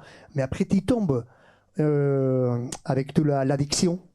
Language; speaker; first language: French; non-native, fluent; Basque